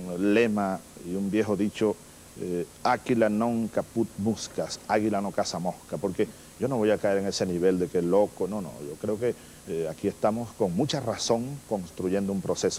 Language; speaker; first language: Spanish; native; Spanish